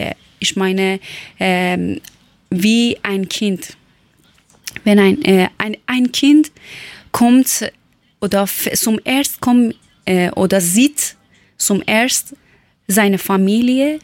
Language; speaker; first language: German; non-native, learner; Persian